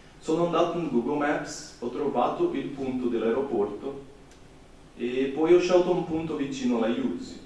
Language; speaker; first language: Italian; non-native, fluent; Portuguese